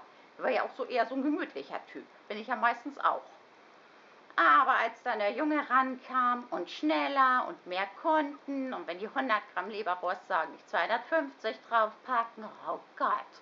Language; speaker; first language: German; native; German